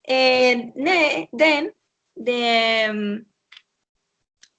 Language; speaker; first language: English; non-native, learner; Spanish